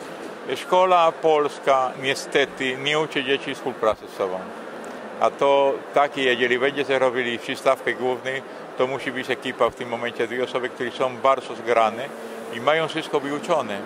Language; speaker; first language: Polish; non-native, fluent; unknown